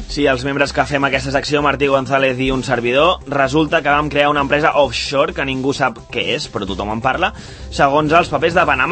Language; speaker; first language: Catalan; native; Catalan